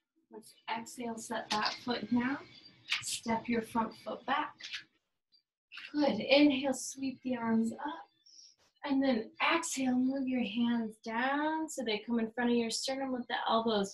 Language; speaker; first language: English; native; English